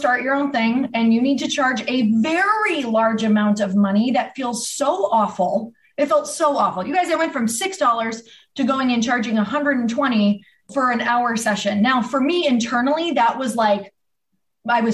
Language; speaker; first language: English; native; English